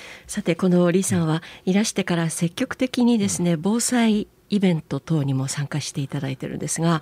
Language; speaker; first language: Japanese; native; Japanese